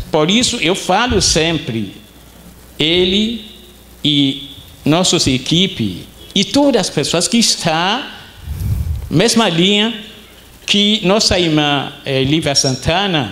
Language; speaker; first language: Portuguese; non-native, fluent; Arabic